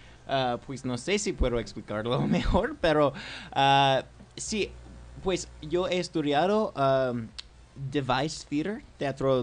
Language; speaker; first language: Spanish; non-native, learner; English